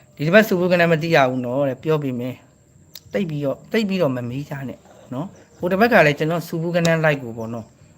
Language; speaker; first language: Burmese; native; Burmese